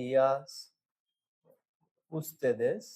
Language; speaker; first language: Spanish; non-native, fluent; Bangla